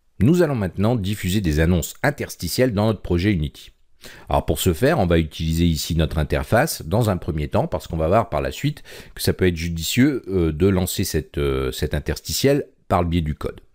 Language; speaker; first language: French; native; French